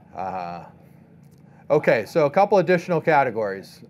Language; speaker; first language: English; native; English